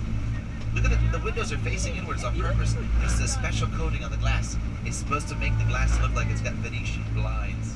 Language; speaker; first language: English; native; English